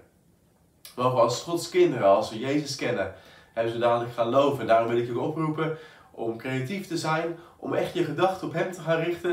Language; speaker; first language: Dutch; native; Dutch